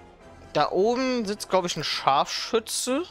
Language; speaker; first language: German; native; German